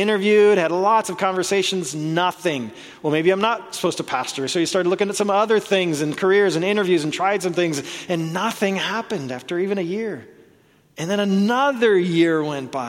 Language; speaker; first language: English; native; English